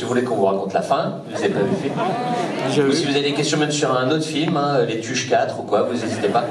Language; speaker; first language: French; native; French